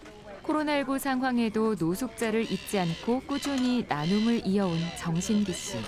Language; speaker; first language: Korean; native; Korean